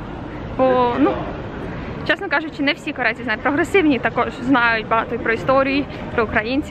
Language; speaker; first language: Ukrainian; native; Ukrainian